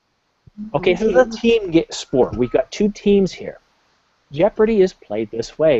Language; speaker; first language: English; native; English